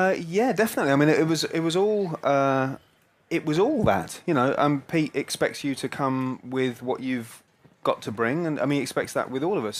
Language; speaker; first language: English; native; English